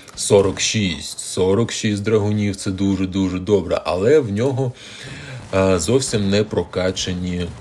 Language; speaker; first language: Ukrainian; non-native, local second language; Russian